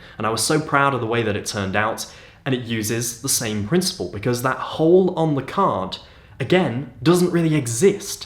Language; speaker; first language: English; native; English